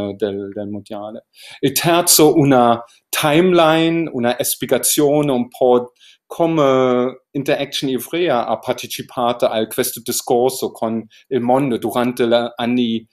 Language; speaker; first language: Italian; non-native, learner; German